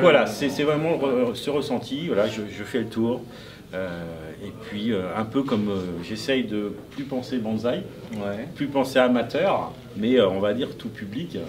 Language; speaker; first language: French; native; French